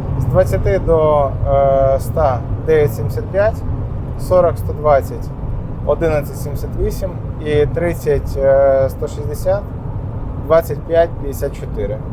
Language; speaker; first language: Ukrainian; non-native, local second language; Russian